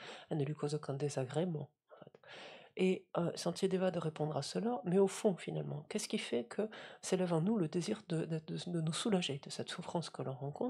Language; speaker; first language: French; native; French